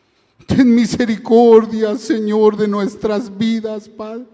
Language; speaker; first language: Spanish; native; Spanish